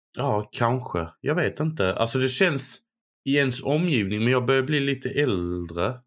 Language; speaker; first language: Swedish; non-native, fluent; Arabic